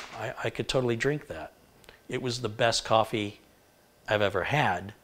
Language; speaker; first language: English; native; English